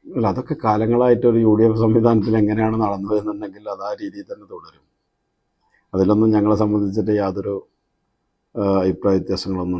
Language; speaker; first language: Malayalam; native; Malayalam